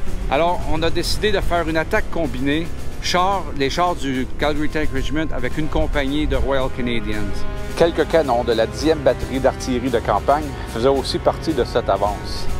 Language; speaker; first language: French; native; French